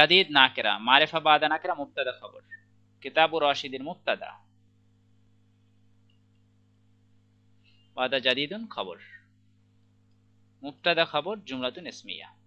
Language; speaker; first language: Arabic; non-native, learner; Bangla